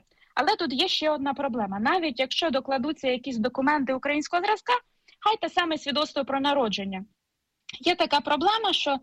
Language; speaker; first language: Ukrainian; native; Ukrainian